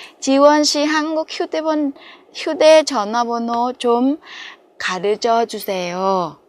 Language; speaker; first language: Korean; non-native, fluent; Vietnamese